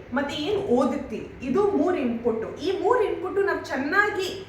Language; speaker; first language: Kannada; non-native, learner; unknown